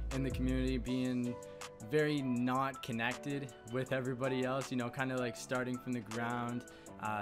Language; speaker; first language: English; native; English